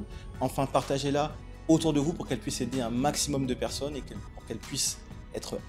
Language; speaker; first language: French; native; French